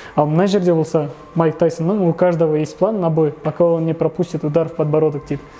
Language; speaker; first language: Russian; non-native, local second language; Kazakh